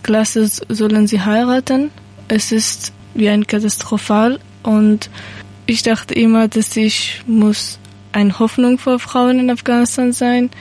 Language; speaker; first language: German; non-native, learner; Persian